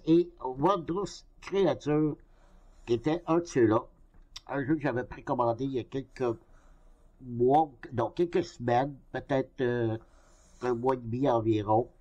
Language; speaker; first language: French; native; French